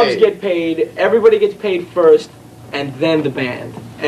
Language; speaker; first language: English; native; English